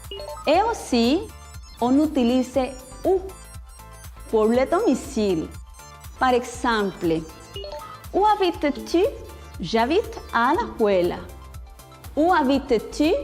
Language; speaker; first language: French; non-native, fluent; Spanish